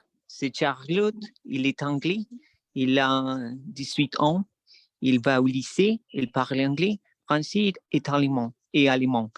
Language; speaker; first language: French; non-native, learner; Spanish